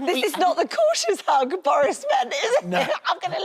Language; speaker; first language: English; native; English